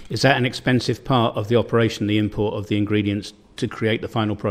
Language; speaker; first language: English; native; English